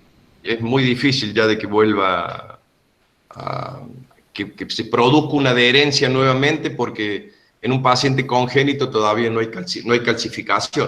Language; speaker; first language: Spanish; native; Spanish